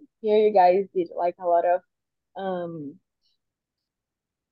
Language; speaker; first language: English; non-native, fluent; Portuguese